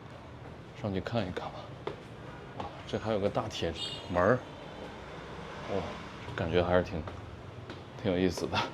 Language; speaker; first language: Chinese; native; Chinese